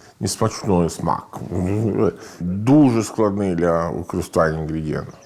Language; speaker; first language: Ukrainian; non-native, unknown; Italian